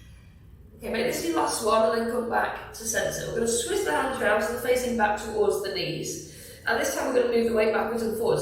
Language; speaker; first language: English; native; English